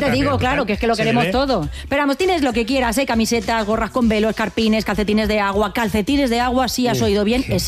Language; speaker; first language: Spanish; native; Spanish